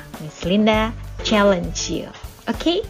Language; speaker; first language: English; non-native, fluent; Indonesian